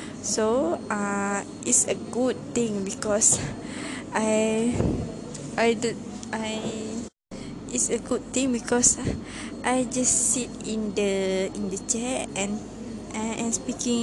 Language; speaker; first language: English; non-native, local second language; Malay